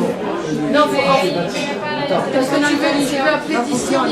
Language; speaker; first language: French; native; French